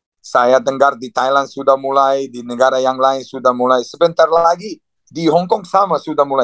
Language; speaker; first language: Indonesian; non-native, fluent; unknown